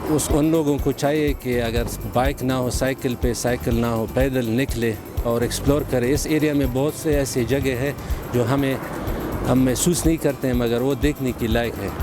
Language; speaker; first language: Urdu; non-native, local second language; Pashto